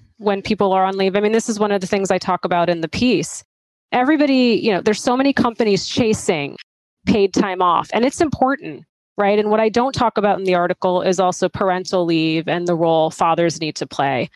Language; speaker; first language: English; native; English